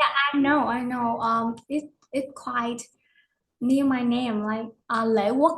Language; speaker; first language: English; non-native, learner; Vietnamese